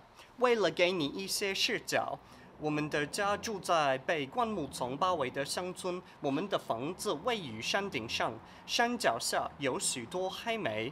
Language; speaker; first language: Chinese; non-native, fluent; English